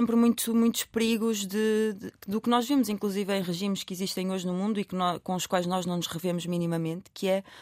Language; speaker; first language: Portuguese; native; Portuguese